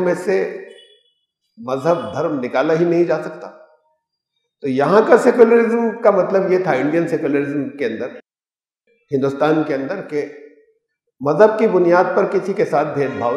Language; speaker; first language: Urdu; native; Urdu